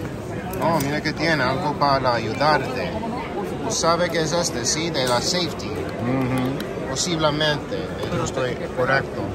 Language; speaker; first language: Spanish; early bilingual, heritage; English